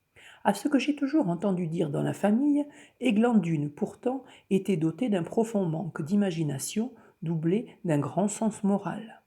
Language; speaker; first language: French; native; French